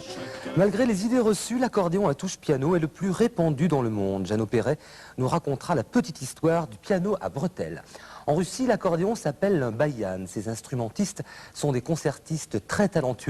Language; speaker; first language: French; native; French